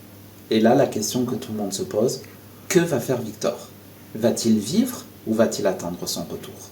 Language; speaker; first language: French; native; French